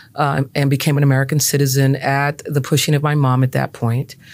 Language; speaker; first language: English; native; English